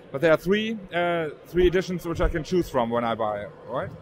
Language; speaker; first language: English; non-native, fluent; German